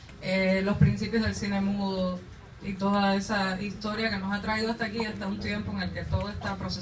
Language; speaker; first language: Spanish; native; Spanish